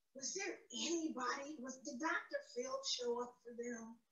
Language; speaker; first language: English; native; English